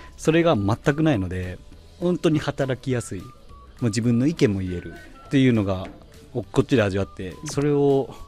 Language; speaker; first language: Japanese; native; Japanese